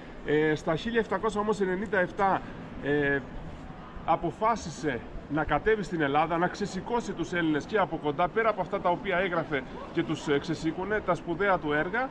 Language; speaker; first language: Greek; native; Greek